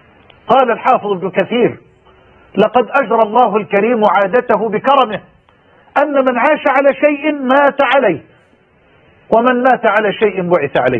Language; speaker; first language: Arabic; native; Arabic